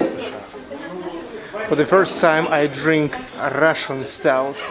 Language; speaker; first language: English; non-native, fluent; Russian